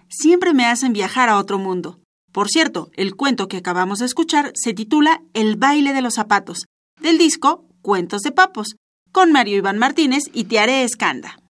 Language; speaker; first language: Spanish; native; Spanish